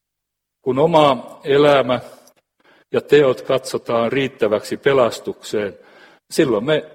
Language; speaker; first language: Finnish; native; Finnish